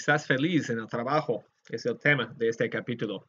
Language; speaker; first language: Spanish; non-native, fluent; English